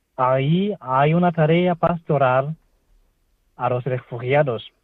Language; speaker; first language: Spanish; non-native, learner; Swahili